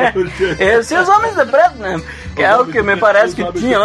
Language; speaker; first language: Portuguese; native; Portuguese